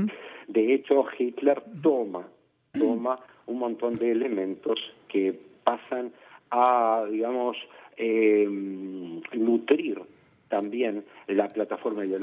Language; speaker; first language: Spanish; native; Spanish